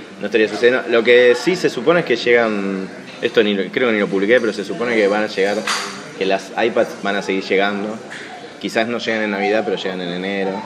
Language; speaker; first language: Spanish; native; Spanish